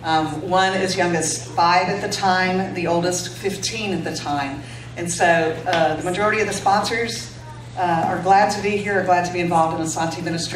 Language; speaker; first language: English; native; English